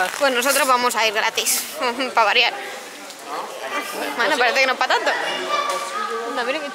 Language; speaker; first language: Spanish; native; Spanish